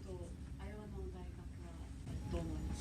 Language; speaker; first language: Japanese; non-native, learner; English